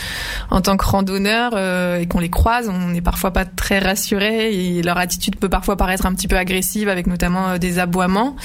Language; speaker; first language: French; native; French